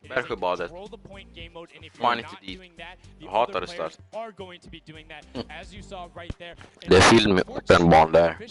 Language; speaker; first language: Swedish; early bilingual, other home language; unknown